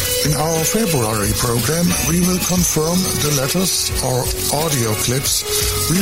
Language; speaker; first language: English; non-native, fluent; German